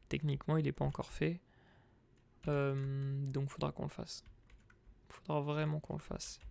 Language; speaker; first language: French; native; French